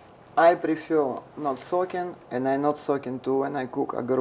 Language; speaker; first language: English; non-native, learner; Russian